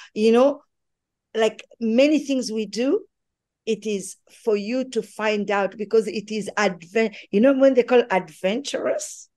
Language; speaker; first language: English; non-native, local second language; Swahili